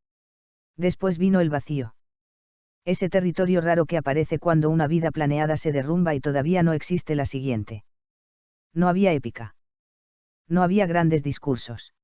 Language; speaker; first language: Spanish; native; Spanish